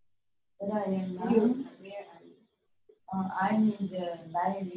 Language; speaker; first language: English; non-native, learner; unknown